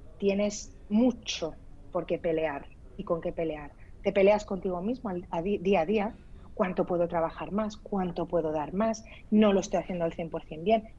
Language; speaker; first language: Spanish; early bilingual, other home language; Arabic